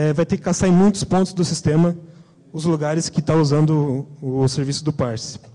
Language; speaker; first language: Portuguese; native; Portuguese